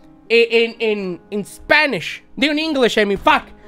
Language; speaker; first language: English; non-native, fluent; Spanish